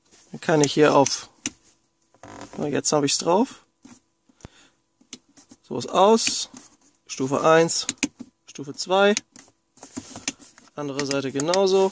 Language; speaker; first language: German; native; German